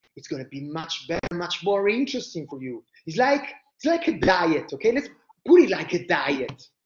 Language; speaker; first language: English; non-native, fluent; Italian